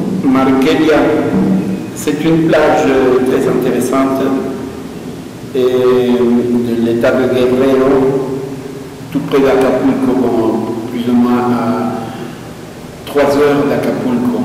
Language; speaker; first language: French; non-native, fluent; Spanish